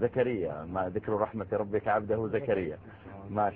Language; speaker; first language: Arabic; native; Arabic